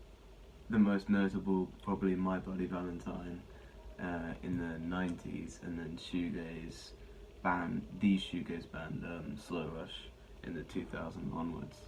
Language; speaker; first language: English; native; English